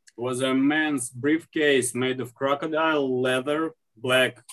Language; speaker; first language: English; non-native, learner; Russian